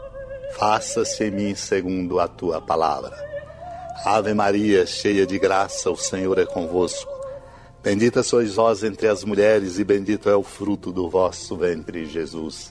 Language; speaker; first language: Portuguese; native; Portuguese